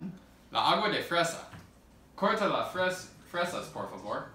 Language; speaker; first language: Spanish; non-native, learner; English